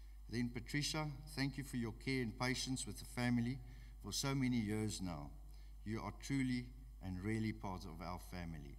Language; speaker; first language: English; non-native, local second language; Afrikaans